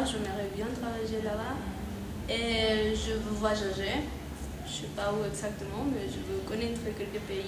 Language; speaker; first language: French; non-native, fluent; Spanish